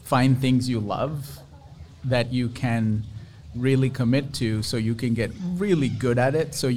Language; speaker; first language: English; non-native, local second language; Sinhala